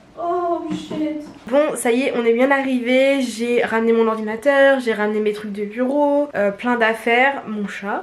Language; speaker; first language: French; native; French